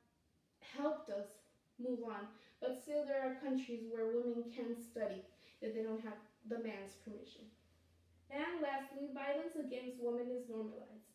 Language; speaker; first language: English; non-native, fluent; Spanish